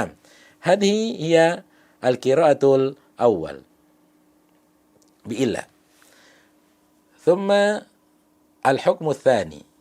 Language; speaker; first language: Arabic; non-native, fluent; Indonesian